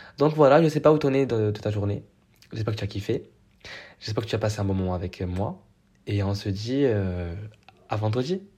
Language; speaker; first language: French; non-native, local second language; Arabic